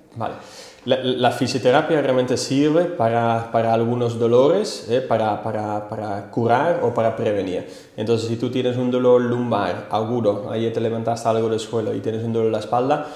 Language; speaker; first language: Spanish; non-native, fluent; Dutch